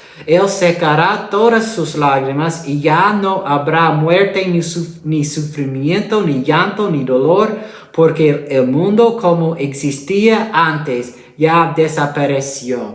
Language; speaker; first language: Spanish; non-native, fluent; English